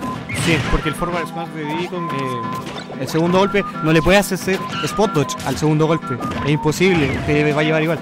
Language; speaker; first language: Spanish; native; Spanish